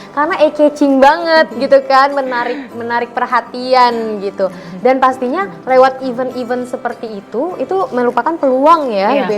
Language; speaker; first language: Indonesian; native; Indonesian